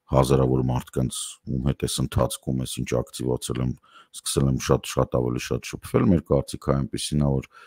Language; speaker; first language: Armenian; native; Armenian